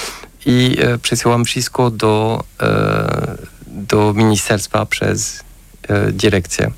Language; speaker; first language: Polish; non-native, fluent; French